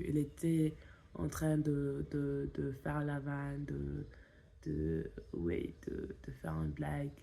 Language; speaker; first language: French; non-native, fluent; English